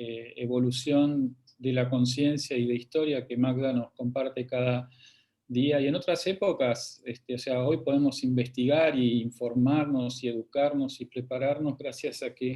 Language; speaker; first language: Spanish; native; Spanish